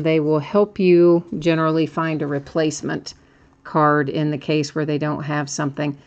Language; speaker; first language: English; native; English